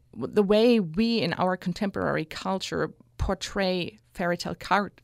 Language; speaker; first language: English; non-native, fluent; German